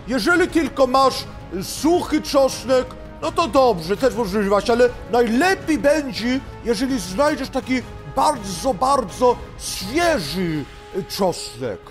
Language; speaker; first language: Polish; early bilingual, heritage; Polish